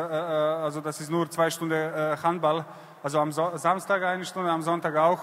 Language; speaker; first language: German; non-native, learner; Serbian